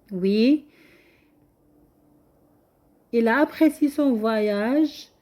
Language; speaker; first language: French; non-native, local second language; Arabic